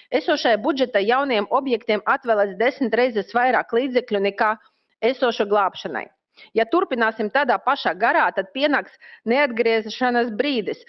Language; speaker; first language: Latvian; non-native, local second language; Russian